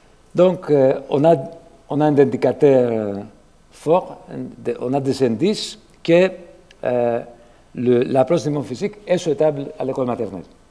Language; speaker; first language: French; non-native, fluent; Greek